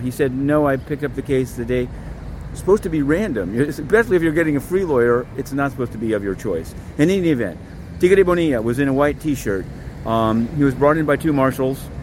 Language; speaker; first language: English; native; English